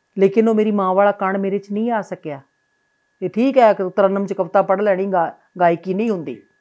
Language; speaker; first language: Punjabi; native; Punjabi